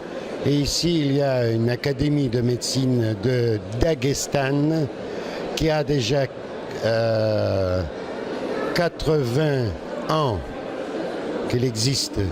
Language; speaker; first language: French; non-native, learner; Russian